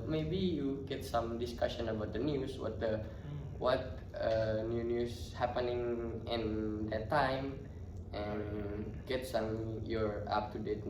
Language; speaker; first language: English; non-native, learner; Indonesian